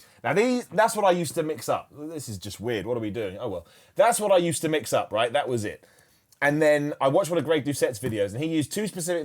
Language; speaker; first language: English; native; English